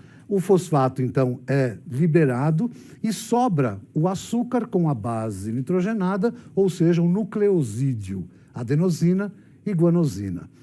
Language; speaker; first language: Portuguese; native; Portuguese